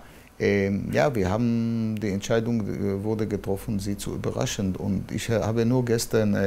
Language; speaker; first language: German; non-native, fluent; Hebrew